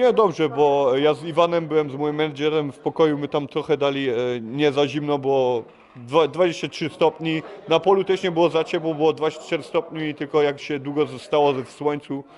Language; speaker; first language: Polish; early bilingual, heritage; Polish